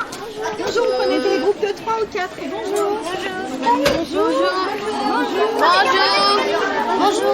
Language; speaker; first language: French; native; French